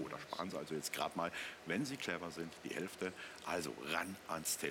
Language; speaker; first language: German; native; German